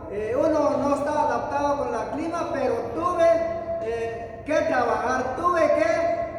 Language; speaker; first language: Spanish; non-native, local second language; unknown